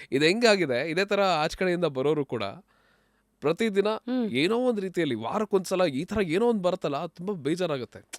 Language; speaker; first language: Kannada; non-native, local second language; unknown